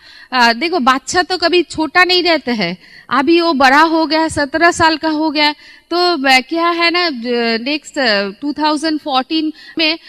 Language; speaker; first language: Hindi; non-native, local second language; Bangla